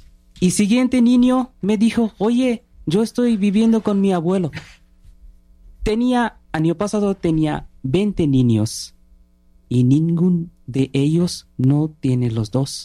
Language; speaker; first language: Spanish; non-native, learner; Bangla